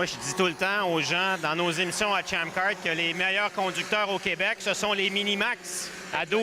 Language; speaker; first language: French; native; French